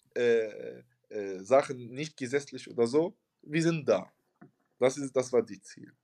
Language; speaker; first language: German; non-native, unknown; Arabic